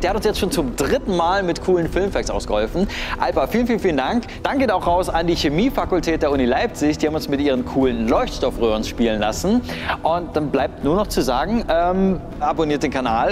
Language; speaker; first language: German; native; German